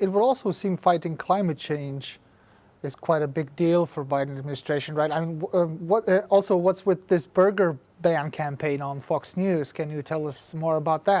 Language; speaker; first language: English; non-native, fluent; Lithuanian